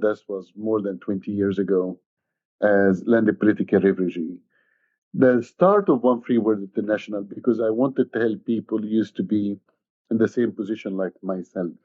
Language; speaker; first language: English; non-native, fluent; Arabic